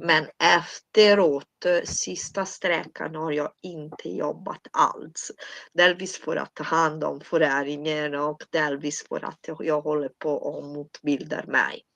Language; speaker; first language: Swedish; non-native, fluent; Italian